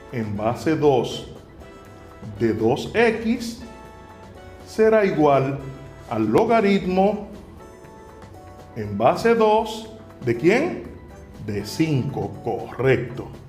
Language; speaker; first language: Spanish; native; Spanish